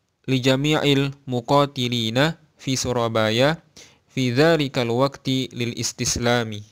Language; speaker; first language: Arabic; non-native, learner; Indonesian